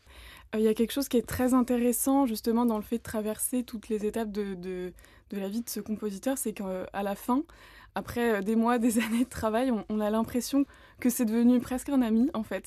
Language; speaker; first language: French; native; French